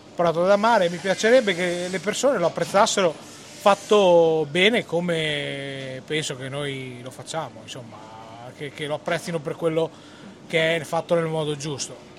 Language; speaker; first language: Italian; native; Italian